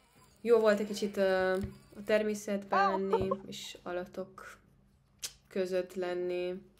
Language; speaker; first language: Hungarian; non-native, fluent; Spanish